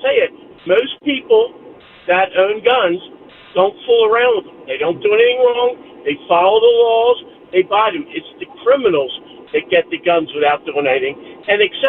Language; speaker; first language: English; native; English